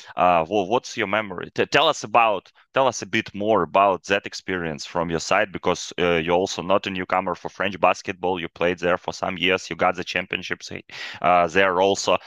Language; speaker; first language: English; non-native, fluent; Ukrainian